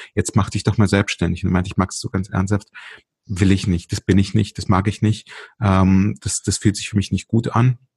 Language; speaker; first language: German; early bilingual, other home language; Russian